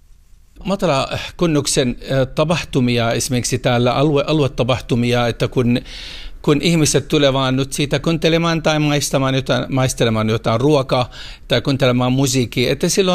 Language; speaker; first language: Finnish; non-native, fluent; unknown